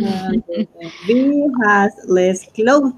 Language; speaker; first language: English; non-native, fluent; Spanish